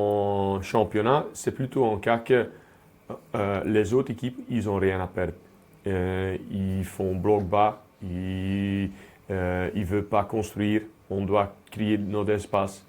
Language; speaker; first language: French; non-native, local second language; Dutch